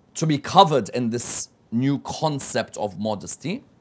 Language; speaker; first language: English; native; English